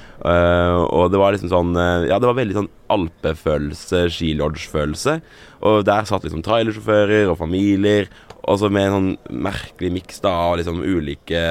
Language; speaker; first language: Norwegian; native; Norwegian